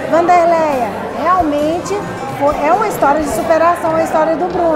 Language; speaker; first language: Portuguese; native; Portuguese